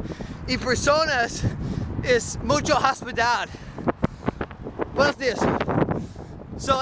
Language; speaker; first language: Spanish; non-native, learner; English